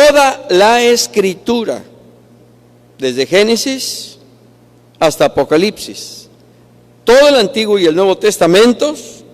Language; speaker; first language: Spanish; native; Spanish